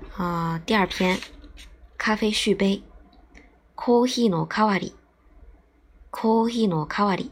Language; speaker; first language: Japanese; non-native, fluent; Chinese